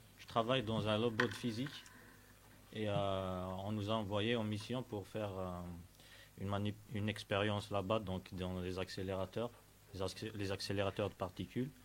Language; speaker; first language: French; native; French